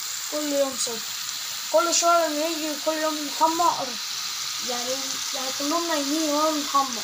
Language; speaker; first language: Arabic; native; Arabic